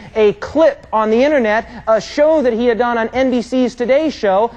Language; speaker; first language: English; native; English